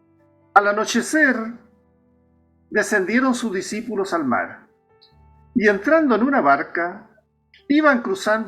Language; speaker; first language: Spanish; native; Spanish